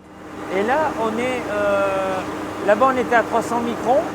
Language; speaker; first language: French; native; French